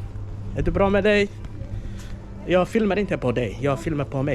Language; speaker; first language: Swedish; non-native, learner; Somali